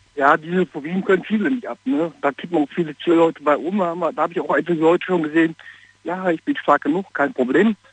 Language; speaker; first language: German; native; German